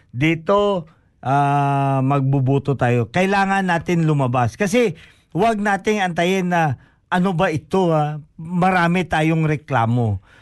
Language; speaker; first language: Filipino; non-native, local second language; Hiligaynon